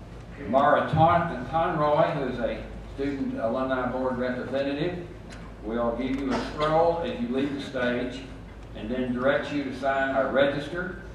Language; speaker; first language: English; native; English